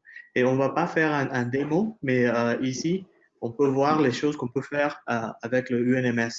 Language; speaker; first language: French; non-native, fluent; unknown